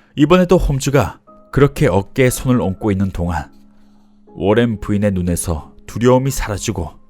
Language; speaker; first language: Korean; native; Korean